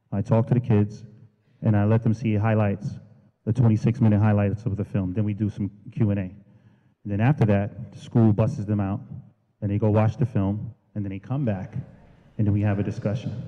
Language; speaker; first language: English; native; English